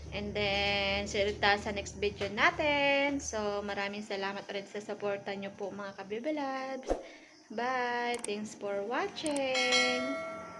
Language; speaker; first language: Filipino; non-native, local second language; Hiligaynon